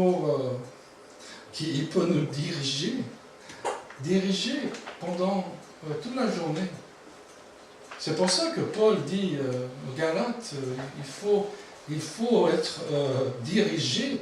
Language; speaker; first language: French; non-native, fluent; English